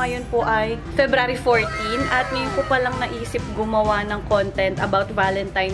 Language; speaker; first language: Filipino; native; Filipino